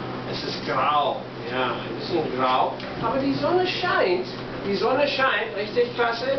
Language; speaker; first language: German; non-native, fluent; English